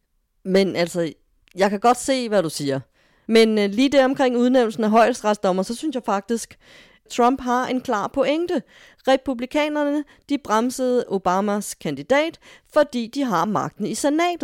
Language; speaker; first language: Danish; native; Danish